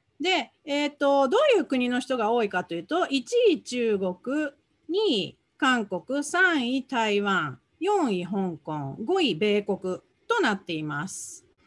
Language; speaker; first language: Japanese; native; Japanese